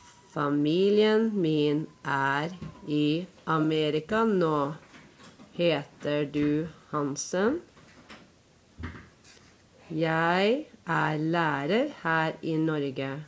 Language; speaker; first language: Norwegian; non-native, learner; English